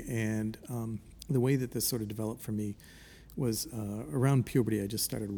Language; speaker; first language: English; native; English